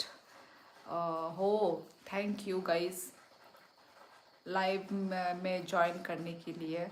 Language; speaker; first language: Hindi; non-native, local second language; Kok Borok